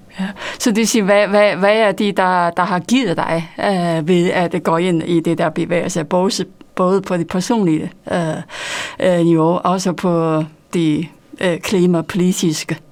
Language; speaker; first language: Danish; non-native, fluent; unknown